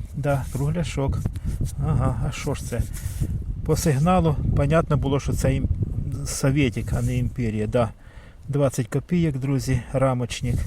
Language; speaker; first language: Ukrainian; non-native, local second language; Russian